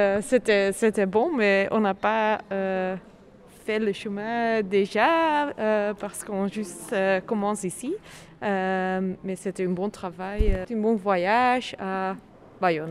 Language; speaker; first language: French; non-native, learner; Italian